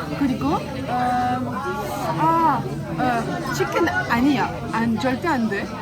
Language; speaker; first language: Korean; early bilingual, heritage; French